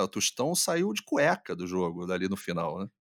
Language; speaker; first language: Portuguese; native; Portuguese